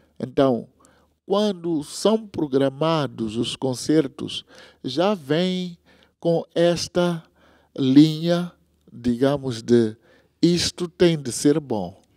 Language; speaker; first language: Portuguese; non-native, local second language; Tsonga